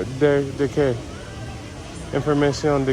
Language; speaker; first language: Spanish; non-native, learner; English